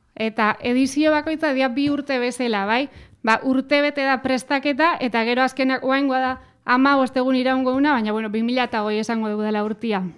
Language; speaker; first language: Basque; native; Basque